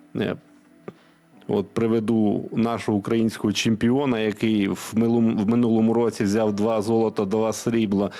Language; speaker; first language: Ukrainian; non-native, local second language; Russian